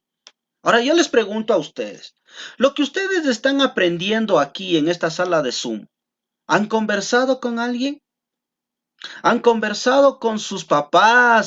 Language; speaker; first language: Spanish; native; Spanish